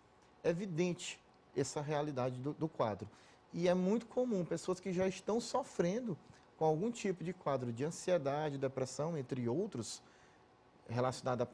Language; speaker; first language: Portuguese; native; Portuguese